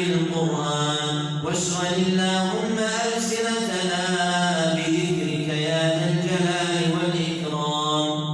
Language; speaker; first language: Arabic; native; Arabic